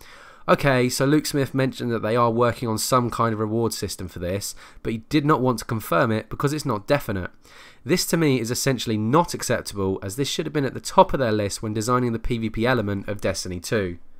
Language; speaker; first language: English; native; English